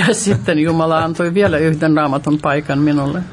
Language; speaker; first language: Finnish; non-native, fluent; Russian